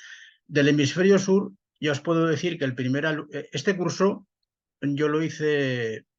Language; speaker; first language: Spanish; native; Spanish